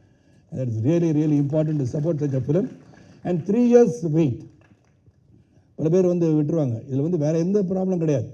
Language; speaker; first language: Tamil; native; Tamil